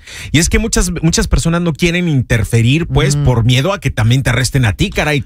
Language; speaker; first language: Spanish; native; Spanish